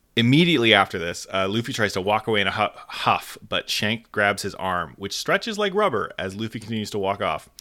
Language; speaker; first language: English; native; English